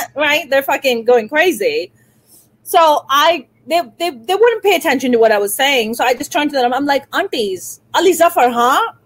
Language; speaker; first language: English; non-native, local second language; Urdu